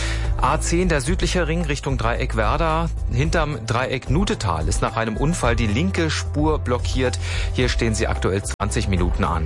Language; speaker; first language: German; native; German